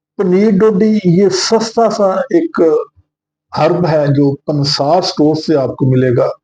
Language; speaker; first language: Urdu; non-native, local second language; Punjabi